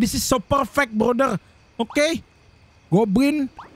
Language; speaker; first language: English; non-native, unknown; Indonesian